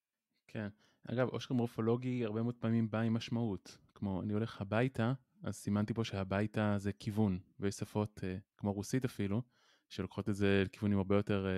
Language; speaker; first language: Hebrew; native; Hebrew